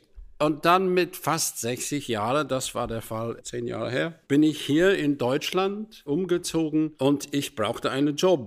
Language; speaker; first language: German; non-native, fluent; English